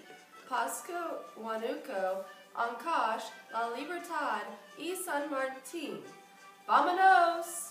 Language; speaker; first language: Spanish; non-native, learner; English